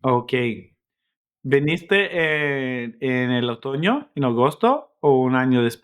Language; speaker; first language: Spanish; non-native, fluent; English